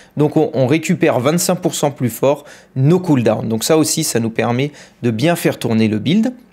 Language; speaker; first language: French; native; French